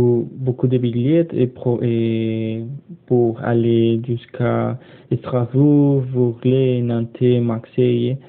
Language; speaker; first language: French; non-native, learner; Spanish